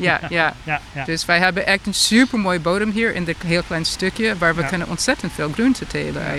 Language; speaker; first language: Dutch; non-native, fluent; English